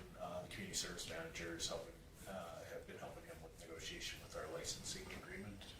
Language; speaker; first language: English; native; English